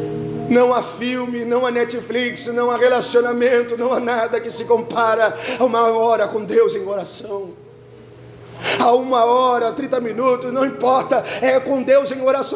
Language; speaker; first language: Portuguese; native; Portuguese